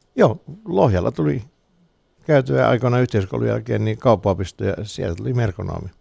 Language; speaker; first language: Finnish; native; Finnish